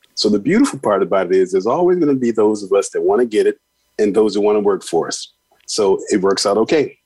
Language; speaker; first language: English; native; English